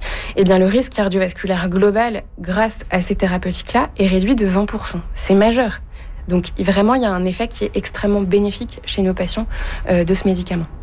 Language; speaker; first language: French; native; French